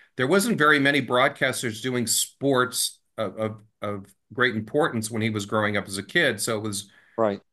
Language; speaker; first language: English; native; English